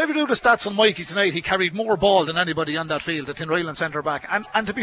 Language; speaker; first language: English; native; English